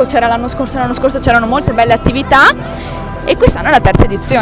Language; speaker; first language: Italian; native; Italian